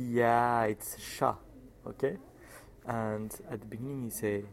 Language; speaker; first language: English; non-native, fluent; French